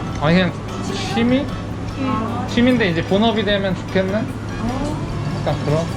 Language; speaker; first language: Korean; native; Korean